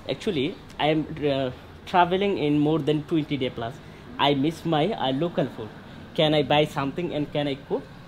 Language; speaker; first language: English; non-native, local second language; Bangla